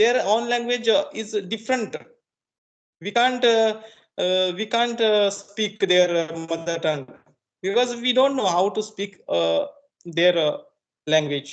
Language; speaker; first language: English; non-native, learner; Marathi